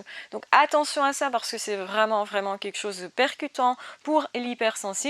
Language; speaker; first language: French; native; French